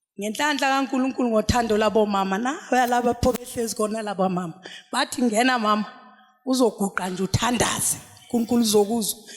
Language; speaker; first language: Zulu; non-native, local second language; Xhosa